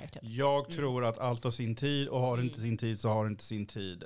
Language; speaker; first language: Swedish; early bilingual, other home language; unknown